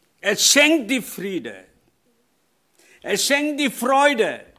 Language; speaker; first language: German; non-native, learner; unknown